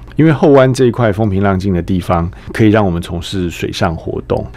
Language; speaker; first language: Chinese; native; Chinese